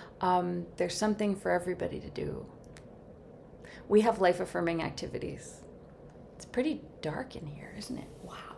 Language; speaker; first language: English; native; English